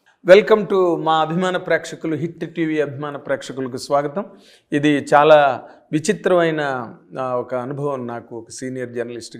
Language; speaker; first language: Telugu; native; Telugu